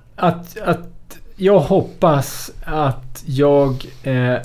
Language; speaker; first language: Swedish; native; Swedish